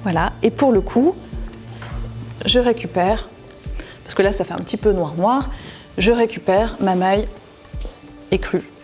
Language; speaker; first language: French; native; French